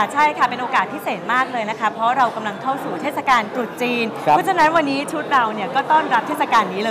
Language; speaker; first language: Thai; native; Thai